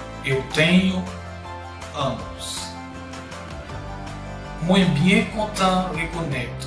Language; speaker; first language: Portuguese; non-native, fluent; Haitian Creole